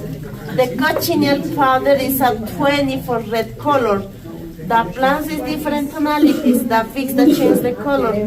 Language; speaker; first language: English; non-native, learner; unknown